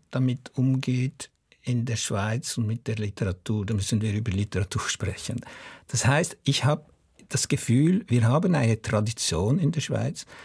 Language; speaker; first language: German; non-native, local second language; French